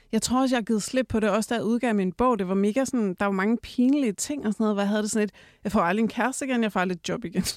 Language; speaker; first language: Danish; native; Danish